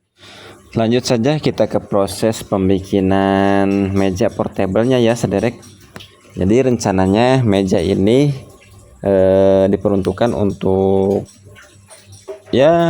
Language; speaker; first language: Indonesian; non-native, local second language; Sundanese